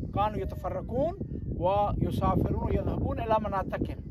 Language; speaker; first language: Arabic; non-native, learner; Persian